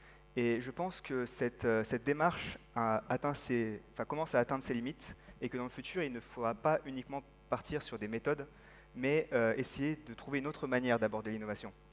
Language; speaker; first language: French; native; French